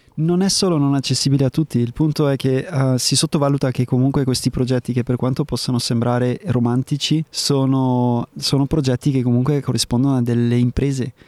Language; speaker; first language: Italian; early bilingual, heritage; Italian